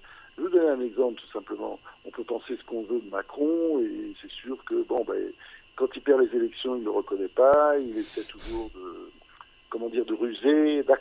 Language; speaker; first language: French; native; French